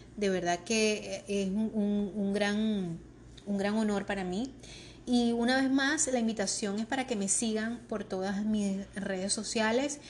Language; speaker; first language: Spanish; native; Spanish